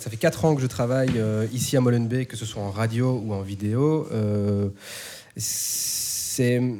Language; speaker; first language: French; native; French